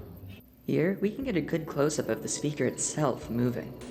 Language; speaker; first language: English; native; English